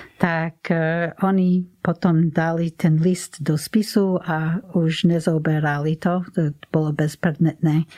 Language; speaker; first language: Slovak; non-native, fluent; English